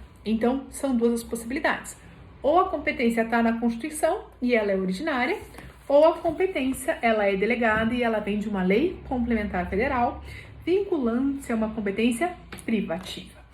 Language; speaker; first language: Portuguese; native; Portuguese